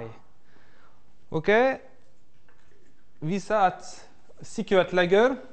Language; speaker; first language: Norwegian; non-native, fluent; French